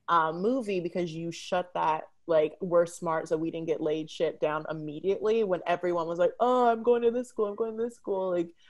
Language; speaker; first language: English; native; English